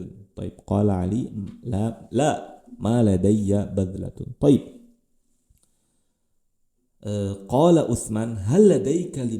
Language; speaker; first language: Arabic; non-native, fluent; Indonesian